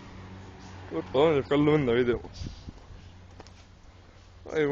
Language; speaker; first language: Greek; native; Greek